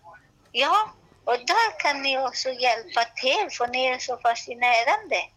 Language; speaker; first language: Swedish; non-native, learner; Spanish